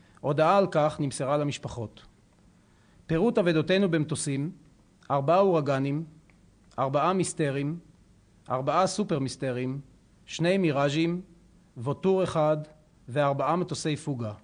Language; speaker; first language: Hebrew; native; Hebrew